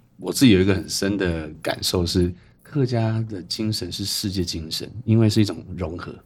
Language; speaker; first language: Chinese; native; Chinese